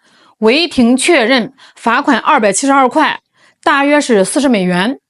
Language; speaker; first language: Chinese; native; Chinese